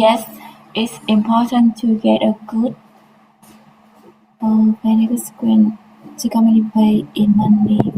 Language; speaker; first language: English; non-native, learner; Vietnamese